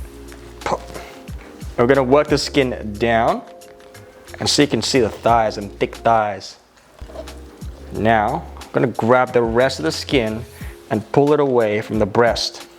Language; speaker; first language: English; native; English